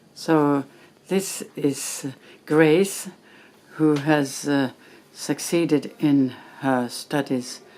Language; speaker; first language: English; non-native, fluent; French